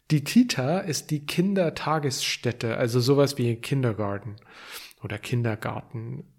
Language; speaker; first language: German; native; German